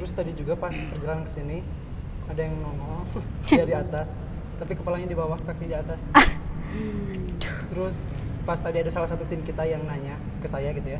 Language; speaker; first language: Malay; non-native, local second language; Sundanese